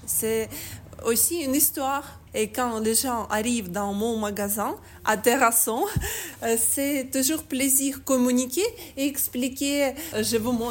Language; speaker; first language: French; non-native, learner; Ukrainian